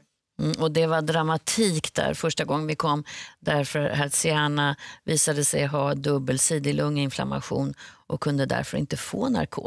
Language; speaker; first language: Swedish; native; Swedish